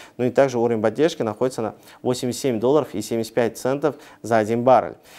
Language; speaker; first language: Russian; non-native, local second language; Uzbek